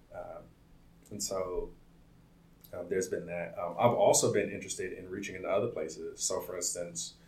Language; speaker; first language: English; native; English